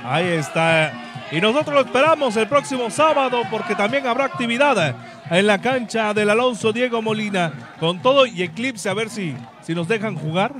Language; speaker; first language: Spanish; native; Spanish